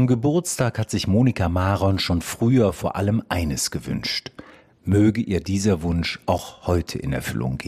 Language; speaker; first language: German; native; German